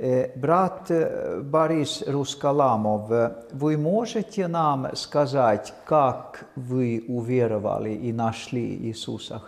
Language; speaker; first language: Russian; non-native, fluent; Swedish